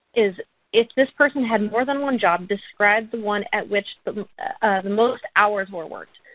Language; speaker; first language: English; native; English